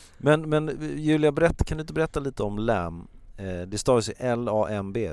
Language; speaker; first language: Swedish; native; Swedish